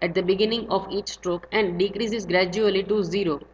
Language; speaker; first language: English; non-native, local second language; Gujarati